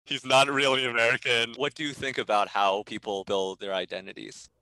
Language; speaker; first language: English; early bilingual, other home language; Chinese